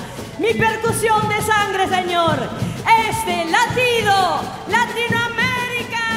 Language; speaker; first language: Spanish; native; Spanish